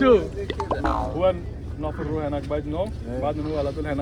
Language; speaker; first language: Arabic; non-native, learner; Bangla